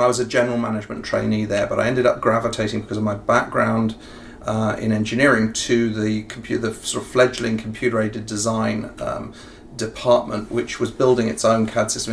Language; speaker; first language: English; native; English